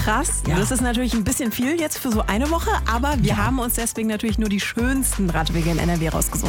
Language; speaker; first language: German; native; German